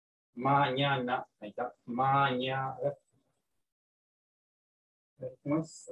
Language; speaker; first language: Spanish; native; Spanish